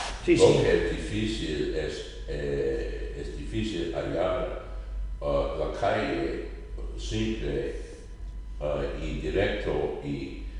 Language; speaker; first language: Spanish; non-native, fluent; English